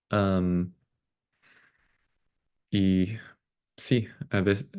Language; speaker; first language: Spanish; non-native, fluent; English